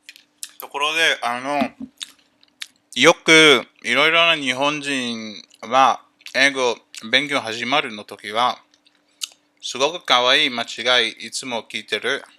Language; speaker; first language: Japanese; non-native, learner; English